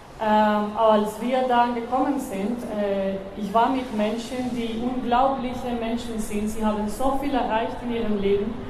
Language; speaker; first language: German; non-native, fluent; Spanish